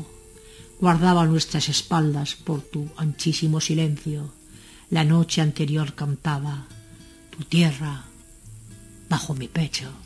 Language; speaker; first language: Spanish; native; Spanish